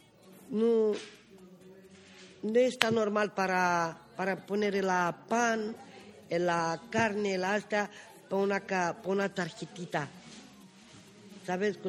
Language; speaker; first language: Spanish; non-native, learner; Romany